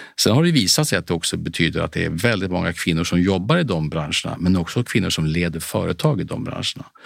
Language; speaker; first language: Swedish; native; Swedish